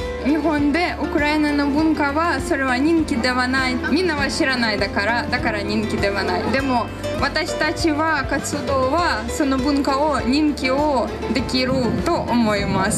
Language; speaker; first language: Japanese; non-native, learner; Ukrainian